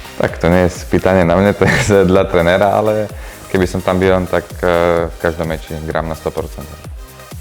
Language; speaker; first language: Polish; non-native, learner; Slovak